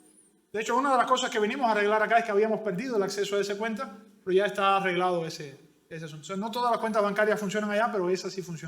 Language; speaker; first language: Spanish; native; Spanish